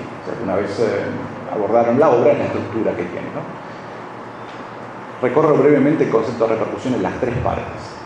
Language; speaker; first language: Spanish; native; Spanish